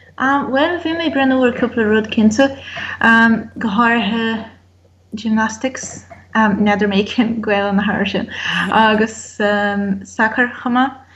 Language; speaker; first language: Irish; non-native, fluent; Portuguese